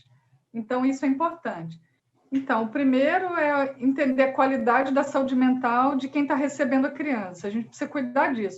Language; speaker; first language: Portuguese; native; Portuguese